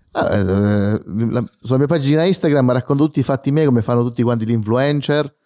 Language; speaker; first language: Italian; native; Italian